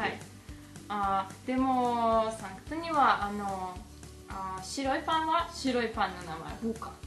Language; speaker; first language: Japanese; non-native, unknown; Russian